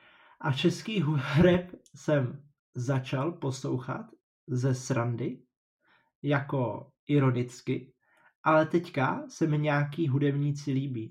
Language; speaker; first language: Czech; non-native, fluent; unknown